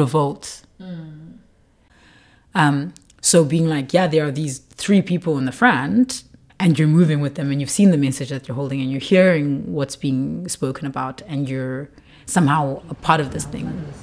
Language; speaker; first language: English; non-native, local second language; Xhosa